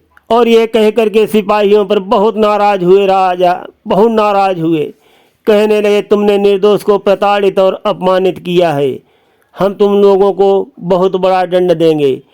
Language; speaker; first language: Hindi; native; Hindi